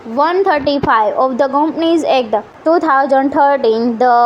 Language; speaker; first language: English; non-native, local second language; Gujarati